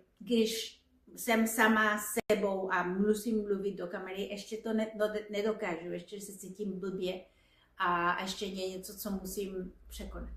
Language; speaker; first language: Czech; non-native, fluent; Spanish